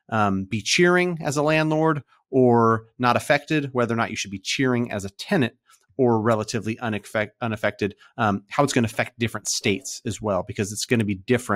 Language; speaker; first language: English; native; English